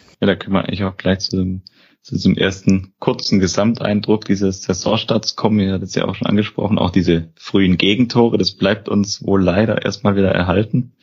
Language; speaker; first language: German; native; German